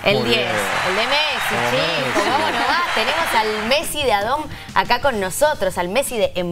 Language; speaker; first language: Spanish; native; Spanish